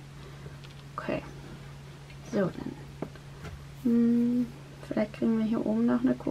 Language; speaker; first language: German; native; German